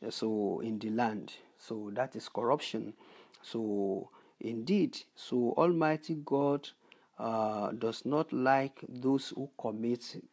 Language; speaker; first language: English; non-native, local second language; Yoruba